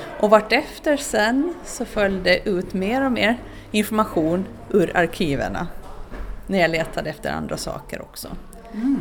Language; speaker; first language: Swedish; native; Swedish